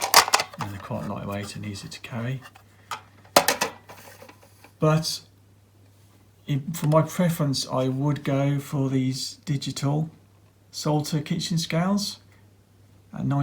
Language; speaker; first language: English; native; English